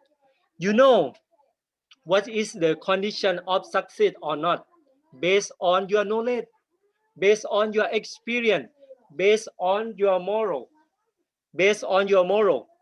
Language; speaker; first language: English; non-native, learner; Thai